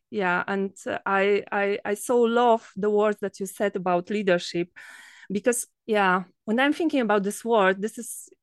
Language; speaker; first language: English; non-native, fluent; Polish